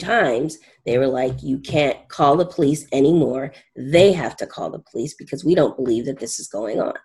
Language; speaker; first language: English; native; English